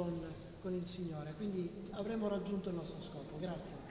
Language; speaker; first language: Italian; native; Italian